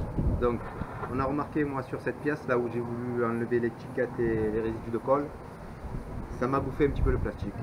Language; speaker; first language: French; native; French